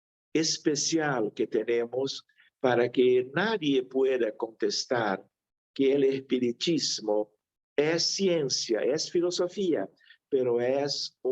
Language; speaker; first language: Spanish; non-native, fluent; Portuguese